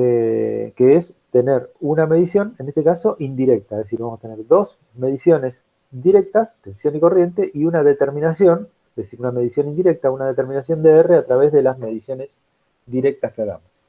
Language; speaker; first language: Spanish; native; Spanish